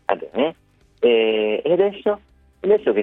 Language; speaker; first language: Italian; native; Italian